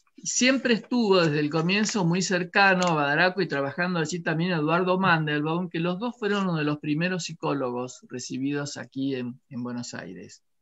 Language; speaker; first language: Spanish; native; Spanish